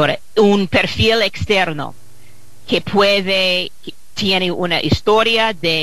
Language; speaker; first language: Spanish; non-native, fluent; English